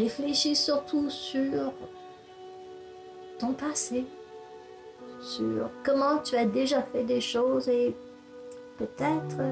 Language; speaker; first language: French; non-native, fluent; English